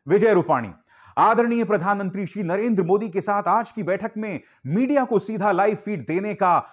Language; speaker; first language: Hindi; native; Hindi